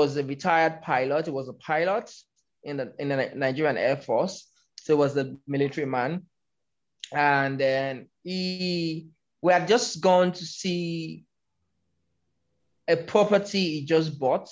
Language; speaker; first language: English; non-native, local second language; Yoruba